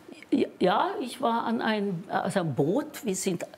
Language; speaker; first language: German; non-native, fluent; Norwegian